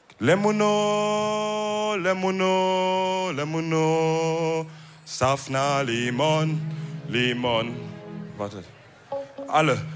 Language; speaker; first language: German; early bilingual, other home language; Wolof